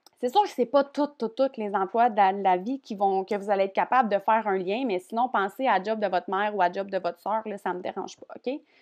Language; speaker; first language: French; native; French